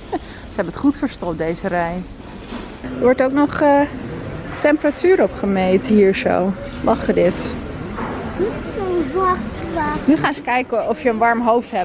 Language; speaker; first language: Dutch; native; Dutch